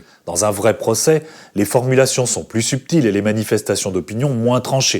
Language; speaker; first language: French; native; French